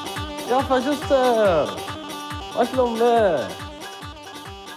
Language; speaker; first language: Hebrew; non-native, learner; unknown